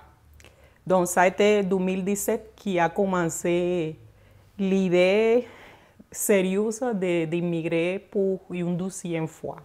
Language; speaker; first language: French; non-native, fluent; Spanish